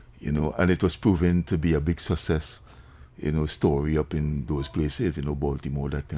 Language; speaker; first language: English; native; English